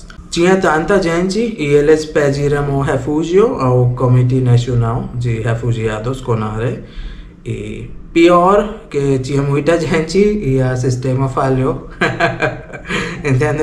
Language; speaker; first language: Portuguese; non-native, learner; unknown